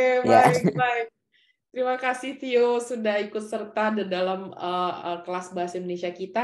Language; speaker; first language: Indonesian; native; Indonesian